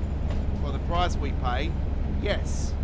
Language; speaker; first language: English; native; English